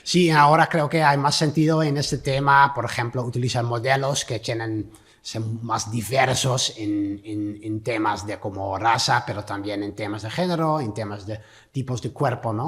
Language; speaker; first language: Spanish; non-native, learner; Dutch